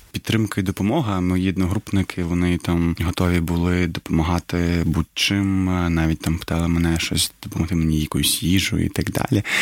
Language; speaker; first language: Ukrainian; non-native, local second language; Crimean Tatar